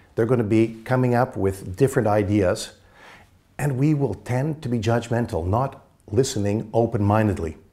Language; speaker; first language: English; native; English